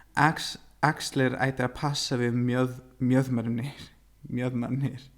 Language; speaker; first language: Icelandic; non-native, learner; English